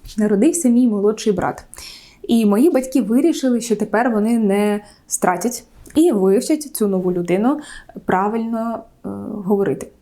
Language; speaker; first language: Ukrainian; non-native, local second language; Russian